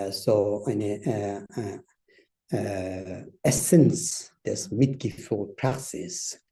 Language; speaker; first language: German; non-native, learner; Tibetan